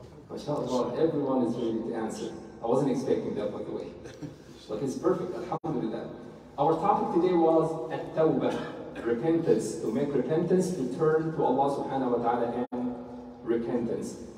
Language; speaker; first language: English; non-native, fluent; Arabic